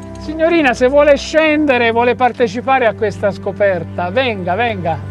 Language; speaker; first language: Italian; native; Italian